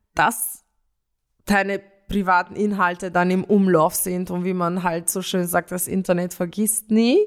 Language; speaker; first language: German; early bilingual, other home language; Romanian